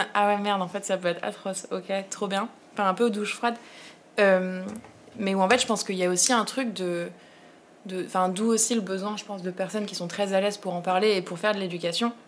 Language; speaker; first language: French; native; French